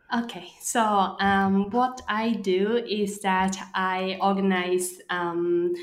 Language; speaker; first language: English; non-native, local second language; Cantonese